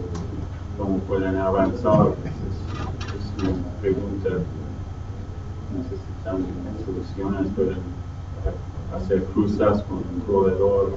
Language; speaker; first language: Spanish; non-native, learner; English